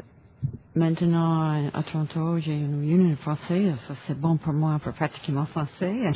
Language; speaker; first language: French; non-native, learner; English